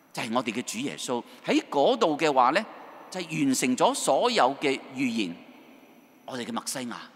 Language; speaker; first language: Chinese; non-native, local second language; Cantonese